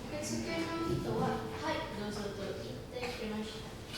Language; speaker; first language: Japanese; non-native, learner; Indonesian